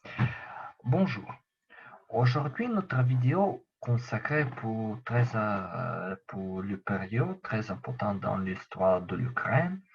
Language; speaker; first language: French; non-native, learner; Ukrainian